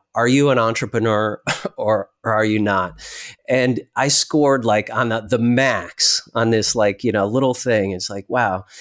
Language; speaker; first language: English; native; English